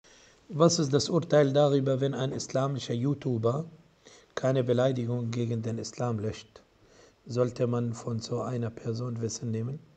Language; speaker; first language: German; non-native, fluent; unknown